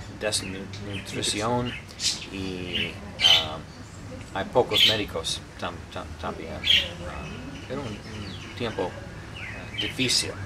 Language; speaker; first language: Spanish; non-native, learner; English